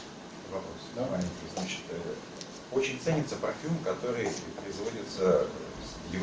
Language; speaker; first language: Russian; native; Russian